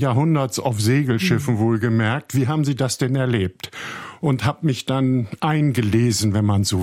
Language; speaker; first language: German; native; German